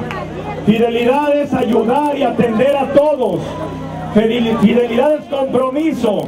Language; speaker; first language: Spanish; native; Spanish